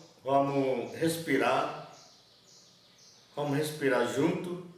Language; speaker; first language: Portuguese; non-native, local second language; Yanomámi